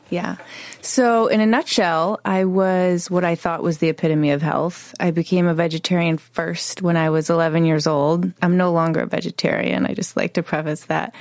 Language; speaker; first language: English; native; English